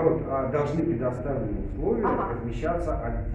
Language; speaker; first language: Russian; native; Russian